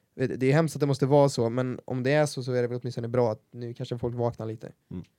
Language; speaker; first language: Swedish; native; Swedish